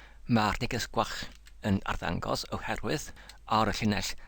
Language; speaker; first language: Welsh; non-native, learner; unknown